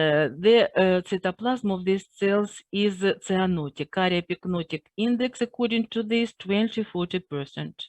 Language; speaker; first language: English; non-native, fluent; Russian